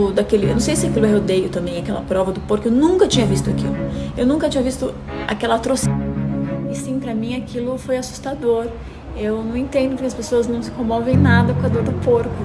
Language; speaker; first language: Portuguese; native; Portuguese